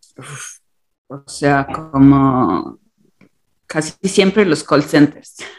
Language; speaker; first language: Spanish; native; Spanish